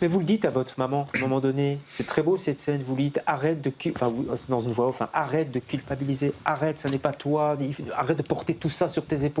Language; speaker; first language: French; native; French